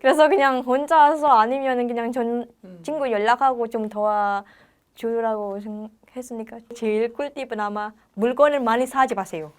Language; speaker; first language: Korean; non-native, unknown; Indonesian